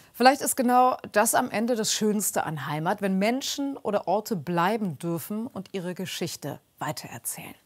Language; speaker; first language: German; native; German